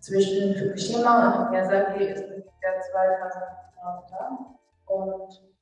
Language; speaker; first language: German; non-native, fluent; Japanese